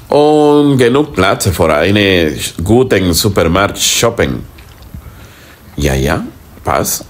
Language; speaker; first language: German; non-native, learner; Spanish